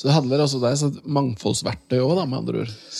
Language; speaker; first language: Norwegian; native; Norwegian